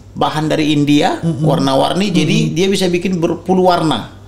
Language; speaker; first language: Indonesian; non-native, local second language; Batak Toba